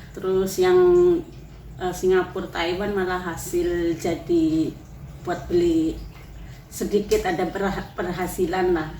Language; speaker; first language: Indonesian; non-native, local second language; Javanese